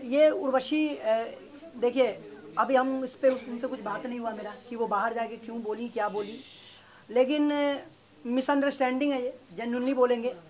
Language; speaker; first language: Hindi; native; Hindi